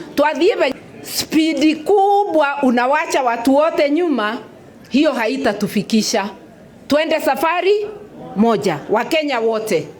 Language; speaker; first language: Swahili; non-native, local second language; Kikuyu